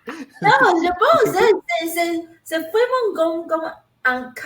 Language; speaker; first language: French; non-native, learner; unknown